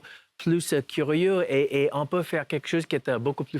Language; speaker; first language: French; non-native, fluent; English